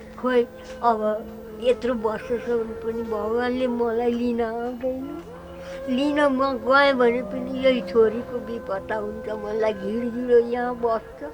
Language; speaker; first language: Nepali; native; Nepali